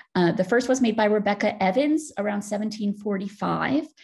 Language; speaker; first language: English; native; English